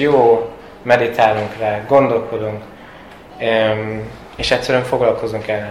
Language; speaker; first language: Hungarian; early bilingual, heritage; Hungarian